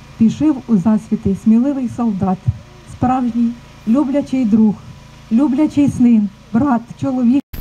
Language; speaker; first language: Ukrainian; native; Ukrainian